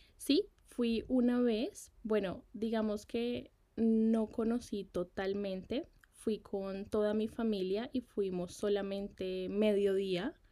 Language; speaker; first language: Spanish; native; Spanish